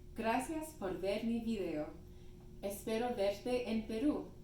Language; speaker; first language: Spanish; non-native, learner; English